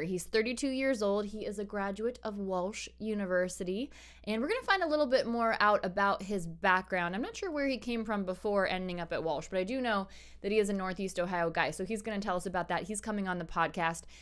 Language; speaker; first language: English; native; English